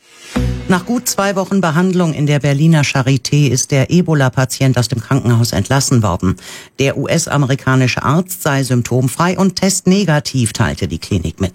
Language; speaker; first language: German; native; German